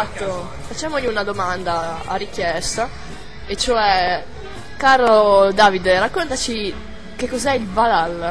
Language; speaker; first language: Italian; native; Italian